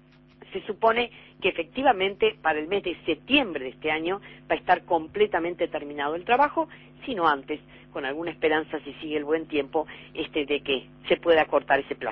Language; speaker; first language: Spanish; native; Spanish